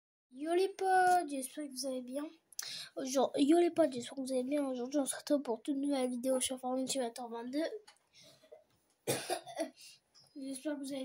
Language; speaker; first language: French; native; French